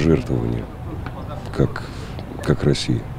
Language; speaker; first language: Russian; native; Russian